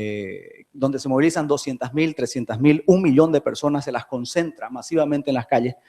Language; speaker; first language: Spanish; native; Spanish